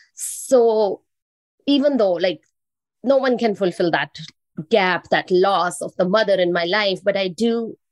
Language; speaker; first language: English; non-native, local second language; Hindi